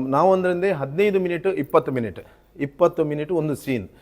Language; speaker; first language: Kannada; native; Kannada